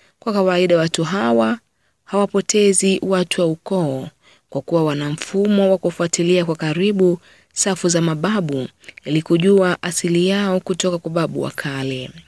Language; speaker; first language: Swahili; native; Swahili